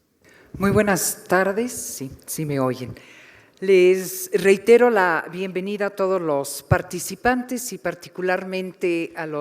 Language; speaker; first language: Spanish; native; Spanish